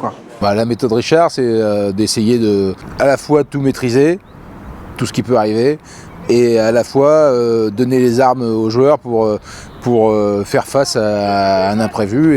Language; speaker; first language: French; native; French